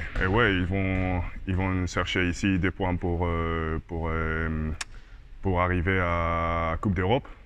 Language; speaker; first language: French; non-native, learner; Spanish